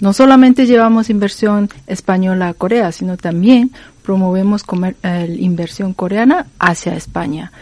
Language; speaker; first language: Spanish; non-native, fluent; Korean